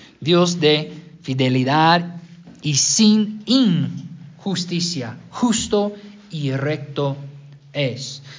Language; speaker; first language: Spanish; non-native, fluent; English